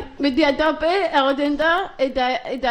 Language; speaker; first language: Basque; non-native, local second language; Spanish